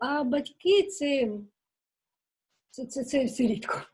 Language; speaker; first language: Ukrainian; non-native, local second language; Russian